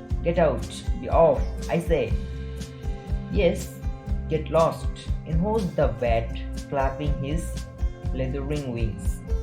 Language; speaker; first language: English; non-native, local second language; Bangla